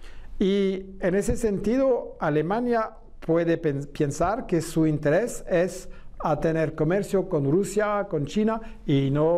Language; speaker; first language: Spanish; non-native, fluent; French